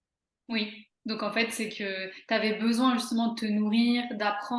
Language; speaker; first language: French; native; French